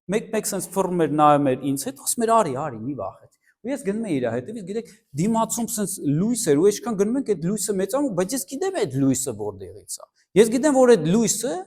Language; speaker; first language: Armenian; early bilingual, heritage; Armenian